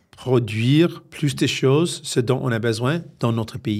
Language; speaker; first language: French; non-native, fluent; English